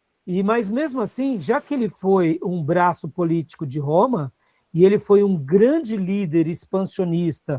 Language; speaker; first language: Portuguese; native; Portuguese